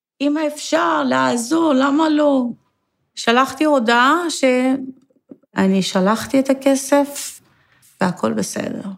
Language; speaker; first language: Hebrew; non-native, fluent; Persian